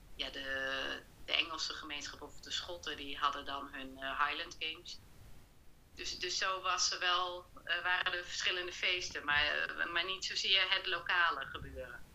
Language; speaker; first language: Dutch; native; Dutch